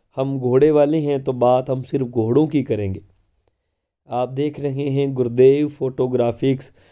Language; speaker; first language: Hindi; non-native, local second language; Punjabi